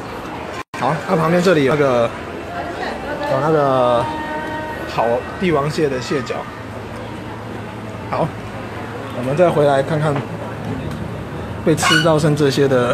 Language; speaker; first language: Chinese; native; Chinese